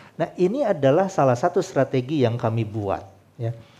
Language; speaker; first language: Indonesian; non-native, local second language; Sundanese